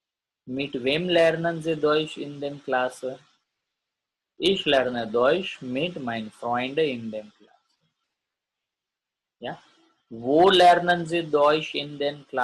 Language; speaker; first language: German; non-native, learner; Gujarati